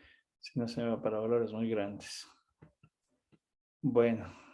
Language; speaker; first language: Spanish; native; Spanish